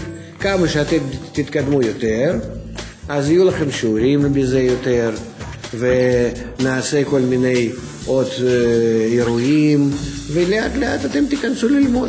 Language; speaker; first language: Hebrew; non-native, fluent; Russian